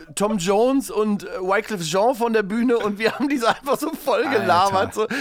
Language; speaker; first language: German; native; German